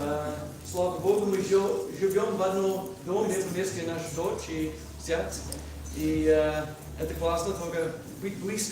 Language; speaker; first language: Russian; non-native, learner; English